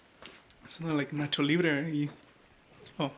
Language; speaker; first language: Spanish; early bilingual, heritage; Spanish